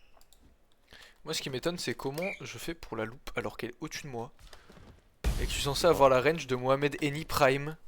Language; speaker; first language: French; native; French